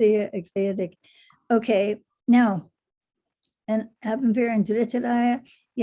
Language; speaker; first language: German; non-native, learner; English